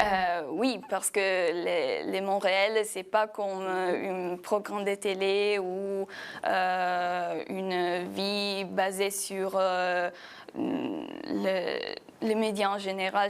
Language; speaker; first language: French; non-native, fluent; Italian